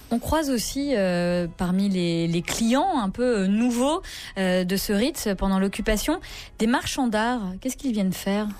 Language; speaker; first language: French; native; French